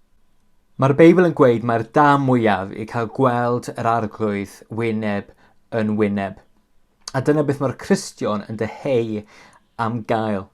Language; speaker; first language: Welsh; native; Welsh